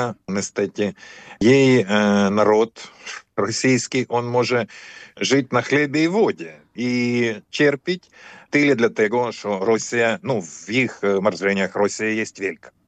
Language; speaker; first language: Polish; non-native, fluent; Ukrainian